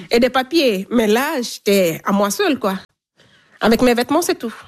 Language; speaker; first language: French; non-native, local second language; Fula